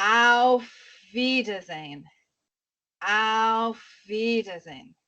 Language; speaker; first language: German; non-native, fluent; English